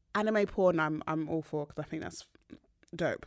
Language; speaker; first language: English; native; English